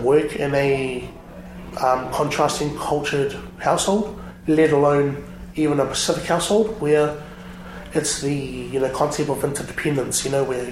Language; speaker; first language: English; native; English